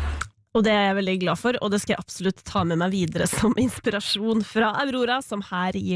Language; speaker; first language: Norwegian; native; Norwegian